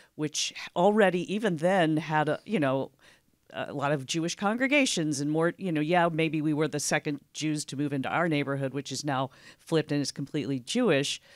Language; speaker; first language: English; native; English